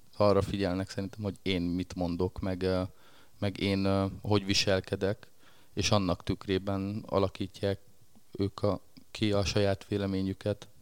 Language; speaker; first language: Hungarian; native; Hungarian